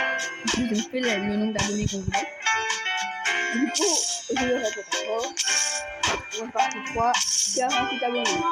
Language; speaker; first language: French; native; French